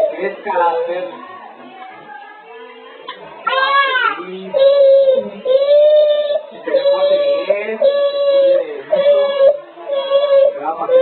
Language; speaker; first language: Spanish; native; Spanish